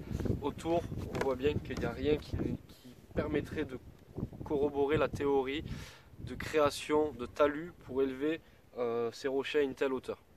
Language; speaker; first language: French; native; French